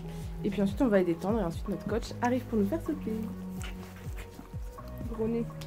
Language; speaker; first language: French; native; French